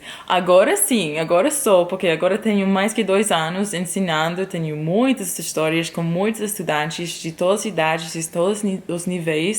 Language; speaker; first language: Portuguese; non-native, fluent; English